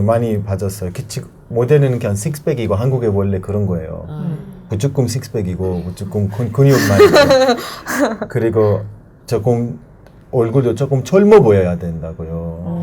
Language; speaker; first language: Korean; non-native, learner; Persian